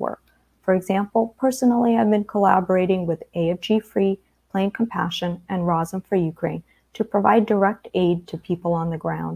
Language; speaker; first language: English; early bilingual, other home language; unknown